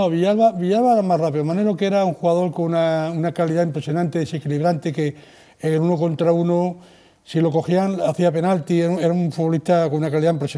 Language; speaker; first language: Spanish; native; Spanish